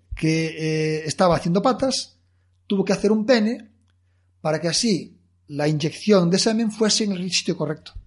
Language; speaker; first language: Spanish; native; Spanish